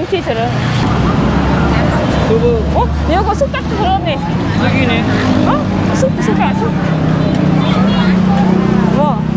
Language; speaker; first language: Korean; non-native, learner; Vietnamese